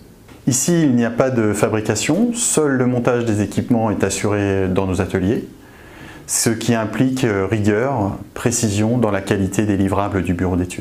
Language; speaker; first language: French; native; French